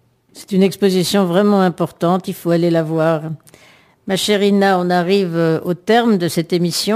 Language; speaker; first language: French; native; French